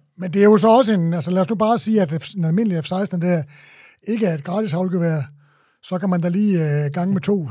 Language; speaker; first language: Danish; native; Danish